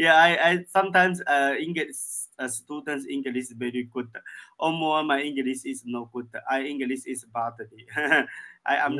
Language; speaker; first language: English; non-native, learner; Chinese